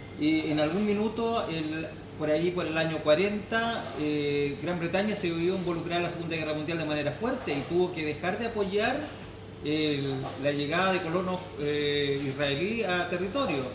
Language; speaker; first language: Spanish; native; Spanish